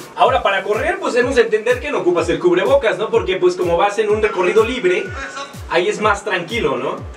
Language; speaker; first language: Spanish; native; Spanish